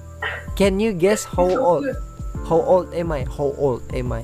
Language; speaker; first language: English; non-native, learner; Indonesian